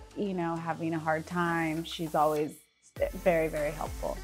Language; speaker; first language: English; native; English